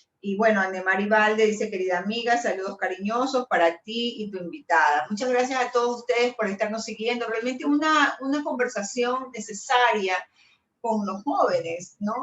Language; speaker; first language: Spanish; native; Spanish